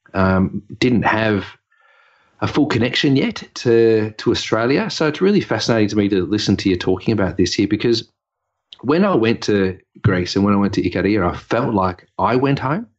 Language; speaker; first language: English; native; English